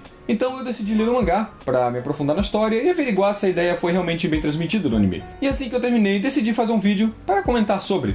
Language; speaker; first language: Portuguese; native; Portuguese